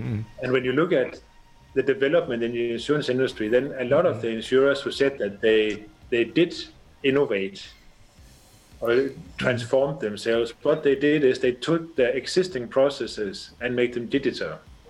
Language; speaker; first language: English; non-native, fluent; Danish